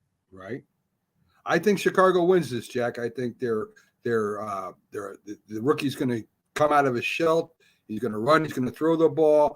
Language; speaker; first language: English; native; English